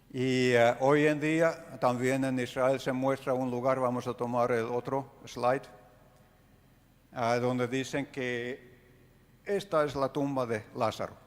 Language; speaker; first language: Spanish; non-native, fluent; Finnish